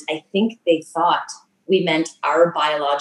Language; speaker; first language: English; native; English